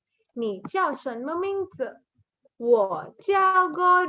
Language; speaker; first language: Chinese; non-native, fluent; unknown